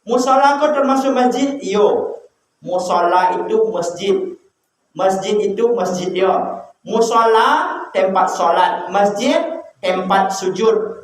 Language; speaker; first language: Malay; non-native, local second language; Minangkabau